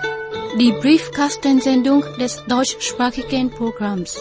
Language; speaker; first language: German; non-native, fluent; Vietnamese